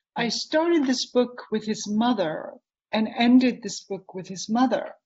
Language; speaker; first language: English; non-native, fluent; Japanese